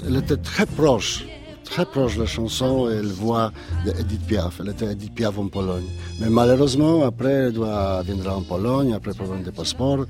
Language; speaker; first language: French; non-native, learner; Polish